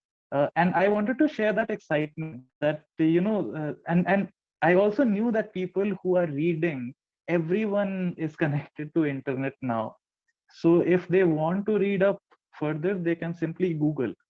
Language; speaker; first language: English; non-native, local second language; Hindi